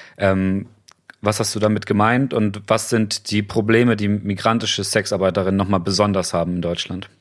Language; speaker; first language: German; native; German